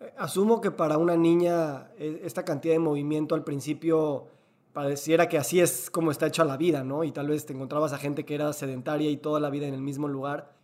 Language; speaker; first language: Spanish; native; Spanish